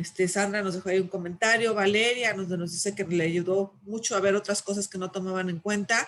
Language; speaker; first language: Spanish; native; Spanish